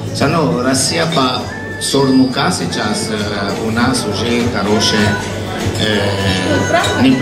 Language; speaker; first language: Russian; non-native, learner; Italian